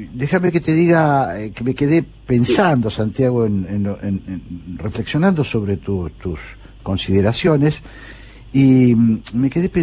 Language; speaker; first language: Spanish; native; Spanish